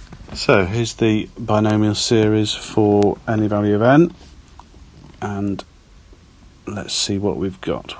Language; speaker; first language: English; native; English